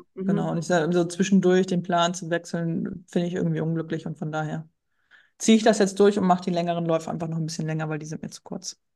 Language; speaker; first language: German; native; German